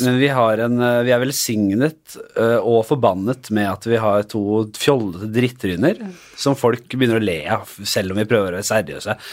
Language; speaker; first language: Norwegian; native; Norwegian